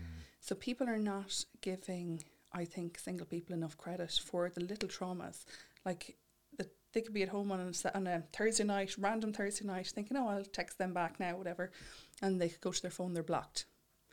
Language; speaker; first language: English; native; English